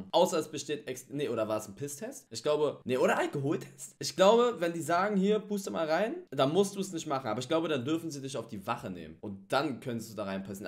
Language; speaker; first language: German; native; German